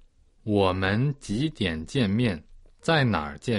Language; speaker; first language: Chinese; non-native, learner; Portuguese